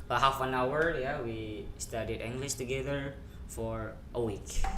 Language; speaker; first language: English; non-native, fluent; Indonesian